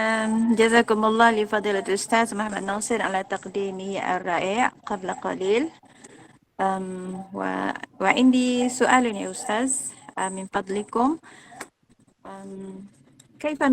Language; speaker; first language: Arabic; non-native, fluent; Malay